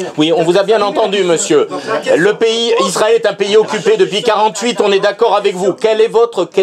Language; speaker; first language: French; native; French